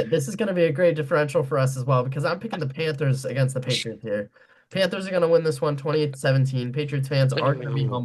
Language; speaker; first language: English; native; English